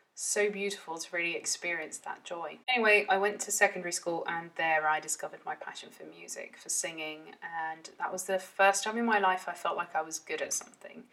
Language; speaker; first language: English; early bilingual, heritage; Dutch